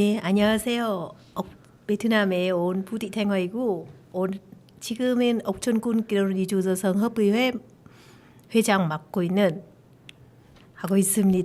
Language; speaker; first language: Korean; non-native, learner; Vietnamese